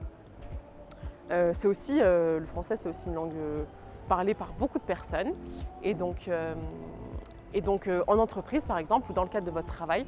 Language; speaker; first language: French; native; French